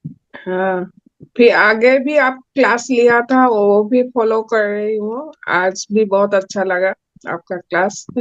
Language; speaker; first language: Hindi; non-native, local second language; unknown